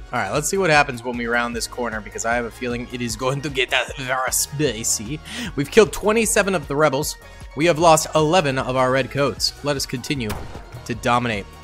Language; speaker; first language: English; native; English